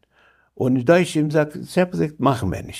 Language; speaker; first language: German; non-native, fluent; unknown